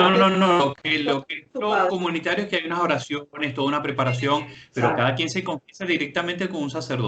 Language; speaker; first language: Spanish; native; Spanish